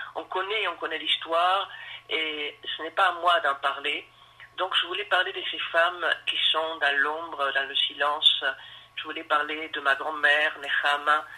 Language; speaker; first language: French; non-native, fluent; Spanish